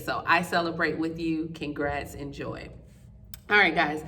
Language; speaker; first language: English; native; English